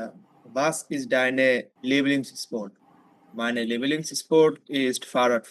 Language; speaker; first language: German; non-native, learner; Bangla